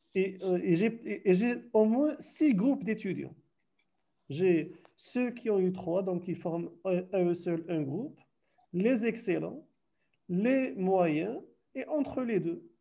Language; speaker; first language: French; non-native, local second language; Arabic